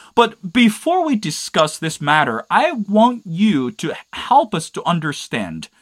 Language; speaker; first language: English; non-native, fluent; Chinese